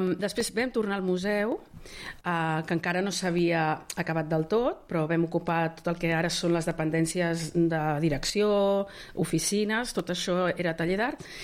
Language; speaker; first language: Catalan; native; Catalan